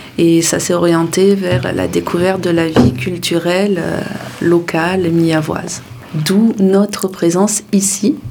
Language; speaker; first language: French; native; French